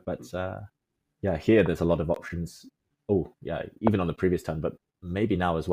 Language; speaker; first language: English; native; English